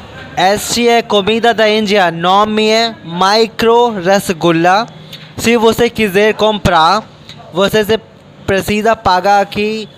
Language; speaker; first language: Portuguese; non-native, learner; Hindi